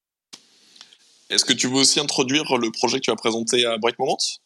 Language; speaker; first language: French; native; French